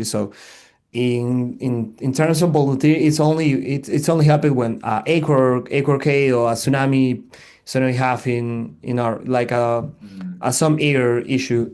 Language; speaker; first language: English; non-native, learner; Spanish